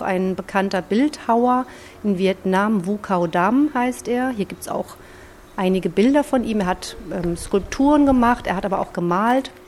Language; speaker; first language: German; native; German